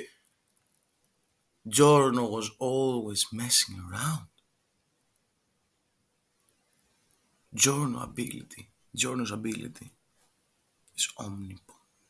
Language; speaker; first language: English; non-native, fluent; Greek